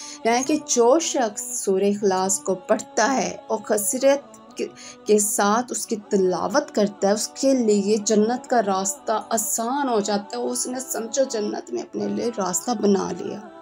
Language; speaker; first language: Urdu; native; Urdu